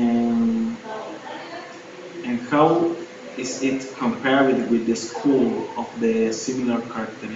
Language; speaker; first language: English; non-native, learner; Spanish